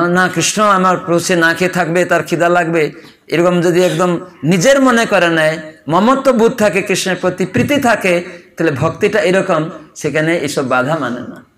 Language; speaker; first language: Bangla; non-native, fluent; Odia